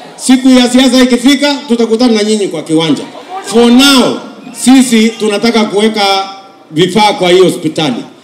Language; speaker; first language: Swahili; non-native, local second language; Kalenjin